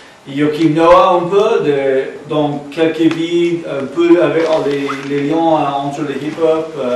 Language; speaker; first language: French; non-native, learner; English